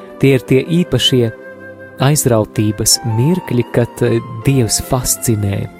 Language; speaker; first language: Latvian; native; Latvian